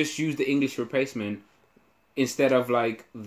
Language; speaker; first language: English; non-native, local second language; Shona